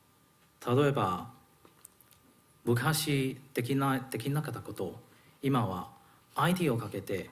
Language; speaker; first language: Japanese; non-native, learner; Cantonese